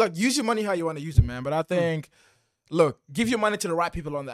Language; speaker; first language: English; early bilingual, other home language; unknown